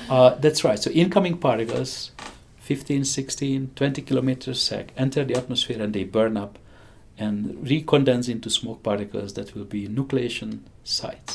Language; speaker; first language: English; non-native, fluent; Hungarian